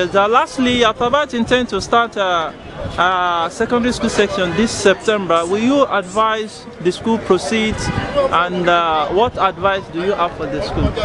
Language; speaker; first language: English; non-native, local second language; Yoruba